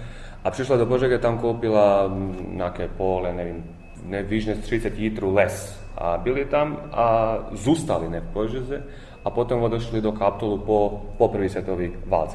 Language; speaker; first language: Czech; early bilingual, heritage; Czech